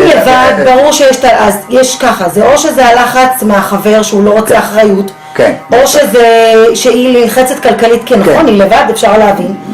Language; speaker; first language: Hebrew; native; Hebrew